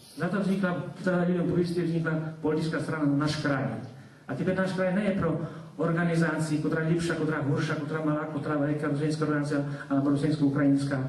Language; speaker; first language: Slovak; non-native, local second language; Rusyn